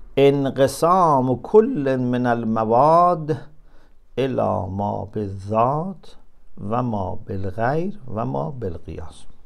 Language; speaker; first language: Arabic; non-native, fluent; Persian